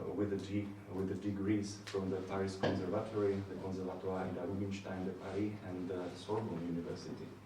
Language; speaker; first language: English; non-native, fluent; Slovak